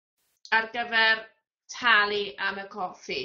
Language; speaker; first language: Welsh; non-native, fluent; English